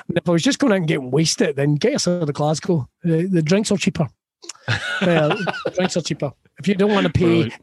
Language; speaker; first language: English; native; English